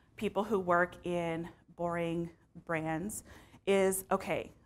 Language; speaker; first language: English; native; English